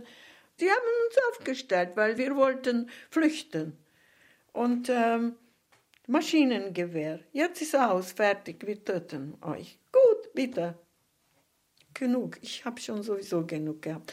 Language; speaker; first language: German; non-native, fluent; Hungarian